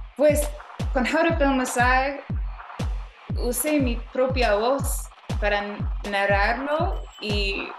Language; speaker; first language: Spanish; non-native, fluent; English